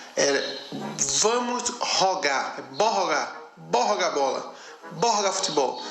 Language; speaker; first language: Portuguese; native; Portuguese